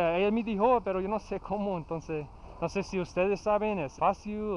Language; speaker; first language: Spanish; non-native, learner; English